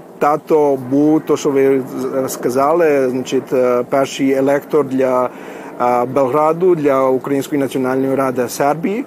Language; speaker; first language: Ukrainian; early bilingual, heritage; Ukrainian